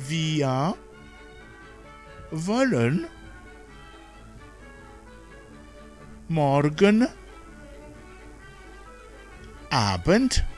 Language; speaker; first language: German; non-native, fluent; Rundi